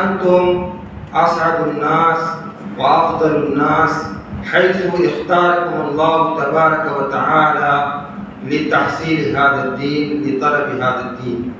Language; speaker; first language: Arabic; non-native, fluent; Urdu